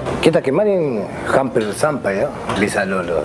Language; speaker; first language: Indonesian; non-native, local second language; Spanish